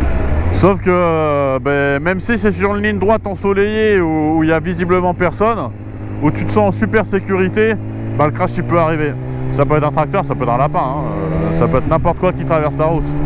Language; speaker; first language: French; native; French